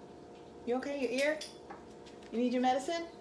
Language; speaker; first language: English; native; English